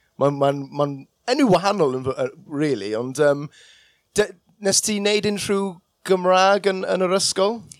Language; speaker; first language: Welsh; non-native, local second language; English